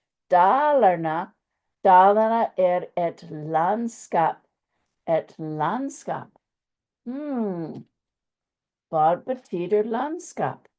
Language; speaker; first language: Swedish; non-native, fluent; English